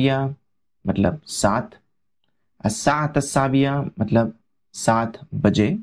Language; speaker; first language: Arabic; non-native, fluent; Urdu